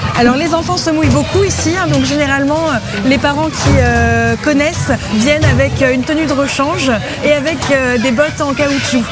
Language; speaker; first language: French; native; French